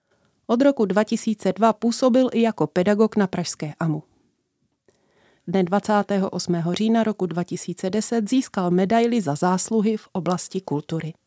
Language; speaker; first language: Czech; native; Czech